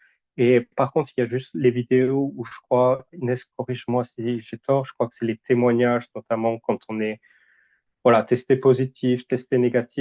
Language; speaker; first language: French; native; French